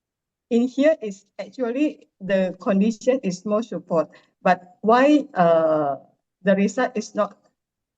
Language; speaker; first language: English; non-native, learner; Indonesian